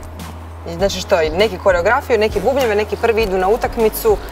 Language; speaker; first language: Croatian; native; Croatian